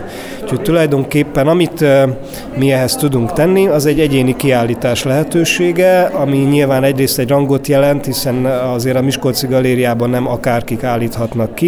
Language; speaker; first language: Hungarian; native; Hungarian